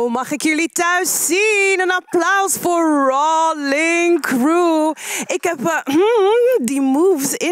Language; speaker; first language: Dutch; native; Dutch